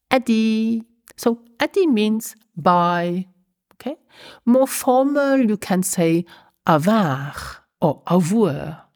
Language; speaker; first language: English; non-native, fluent; Luxembourgish